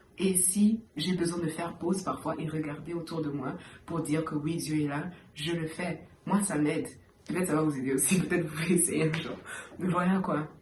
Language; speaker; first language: French; early bilingual, heritage; French